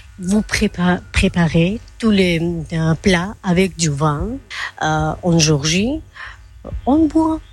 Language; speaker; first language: French; non-native, learner; Georgian